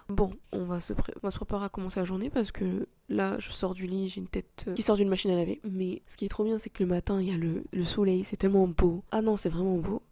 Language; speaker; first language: French; native; French